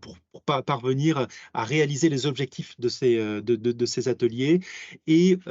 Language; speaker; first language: French; native; French